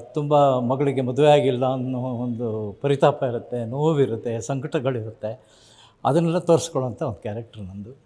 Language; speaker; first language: Kannada; native; Kannada